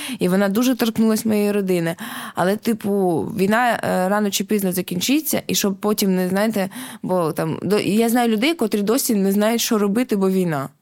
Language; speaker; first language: Ukrainian; non-native, local second language; Russian